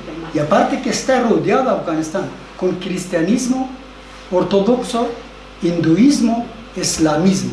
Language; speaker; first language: Spanish; non-native, learner; Persian